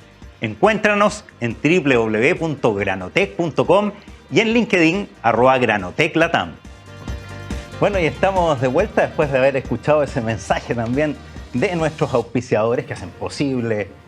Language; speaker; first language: Spanish; native; Spanish